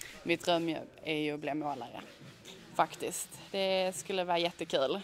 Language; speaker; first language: Swedish; native; Swedish